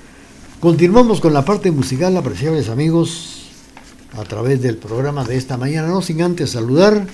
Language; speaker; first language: Spanish; native; Spanish